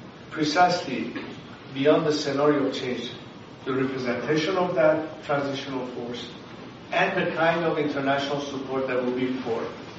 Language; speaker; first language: English; non-native, fluent; Persian